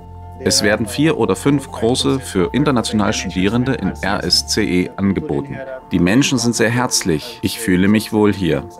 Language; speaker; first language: German; non-native, learner; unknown